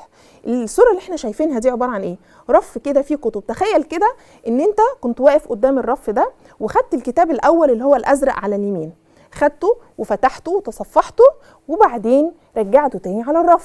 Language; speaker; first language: Arabic; native; Arabic